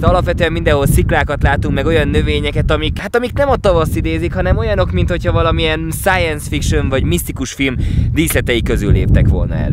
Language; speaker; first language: Hungarian; native; Hungarian